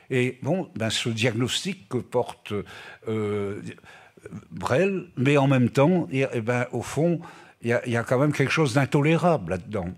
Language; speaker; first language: French; native; French